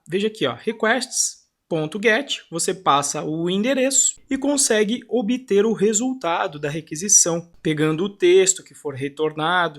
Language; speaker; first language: Portuguese; native; Portuguese